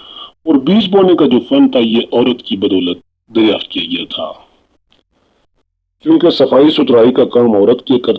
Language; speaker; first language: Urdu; non-native, local second language; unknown